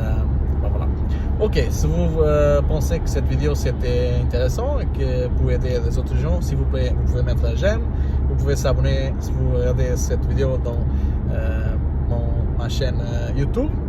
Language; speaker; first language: French; non-native, learner; Portuguese